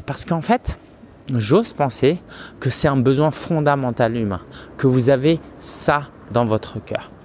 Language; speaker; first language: French; early bilingual, other home language; Chinese